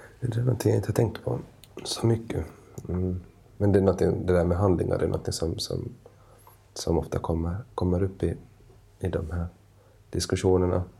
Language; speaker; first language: Swedish; non-native, local second language; Finnish